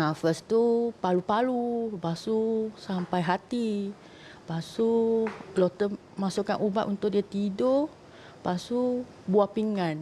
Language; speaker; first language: Malay; non-native, local second language; Chinese